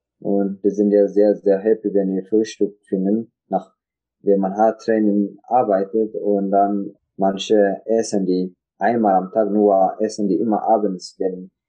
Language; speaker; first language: German; non-native, learner; Tigrinya